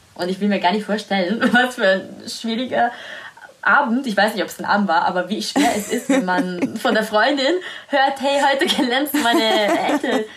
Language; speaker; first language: German; non-native, fluent; Italian